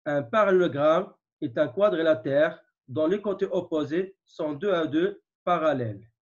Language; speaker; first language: French; non-native, local second language; Arabic